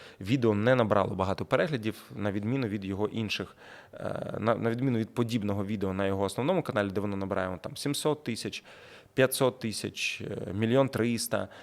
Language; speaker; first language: Ukrainian; non-native, local second language; Russian